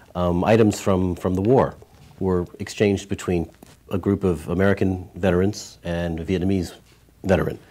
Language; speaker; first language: English; native; English